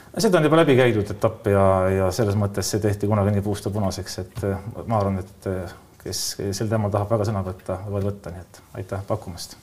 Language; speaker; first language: Estonian; native; Estonian